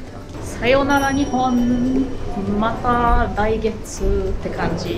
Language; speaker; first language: Japanese; non-native, fluent; German